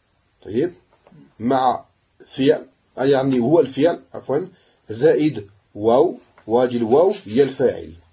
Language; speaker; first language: Arabic; non-native, fluent; French